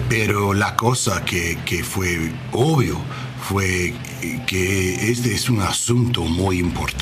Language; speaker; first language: Spanish; non-native, learner; English